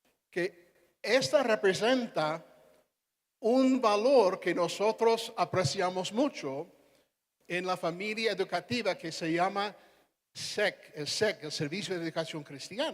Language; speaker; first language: Spanish; non-native, fluent; English